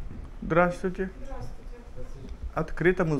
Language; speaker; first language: Russian; non-native, learner; Portuguese